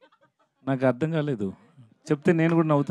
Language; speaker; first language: Telugu; non-native, learner; Tamil